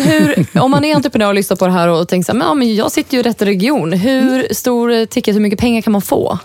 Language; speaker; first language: Swedish; native; Swedish